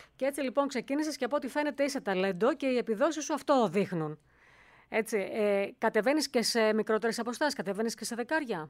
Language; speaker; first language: Greek; native; Greek